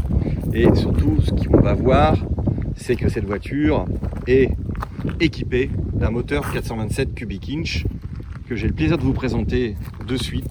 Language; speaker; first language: French; native; French